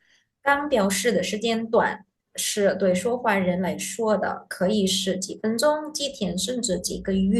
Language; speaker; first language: Chinese; non-native, fluent; Indonesian